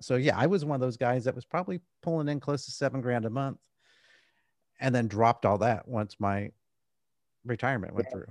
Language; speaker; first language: English; native; English